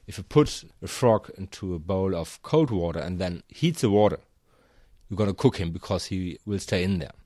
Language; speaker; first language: English; non-native, fluent; German